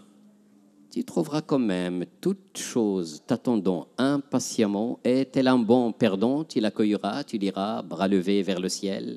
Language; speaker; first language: French; non-native, local second language; Arabic